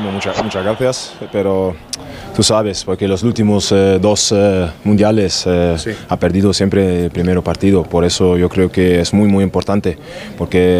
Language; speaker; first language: Spanish; non-native, learner; German